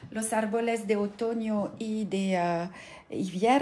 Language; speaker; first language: Spanish; non-native, learner; French